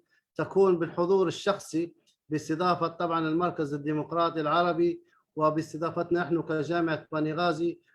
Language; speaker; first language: Arabic; native; Arabic